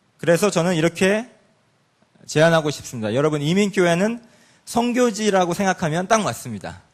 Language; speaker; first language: Korean; early bilingual, other home language; English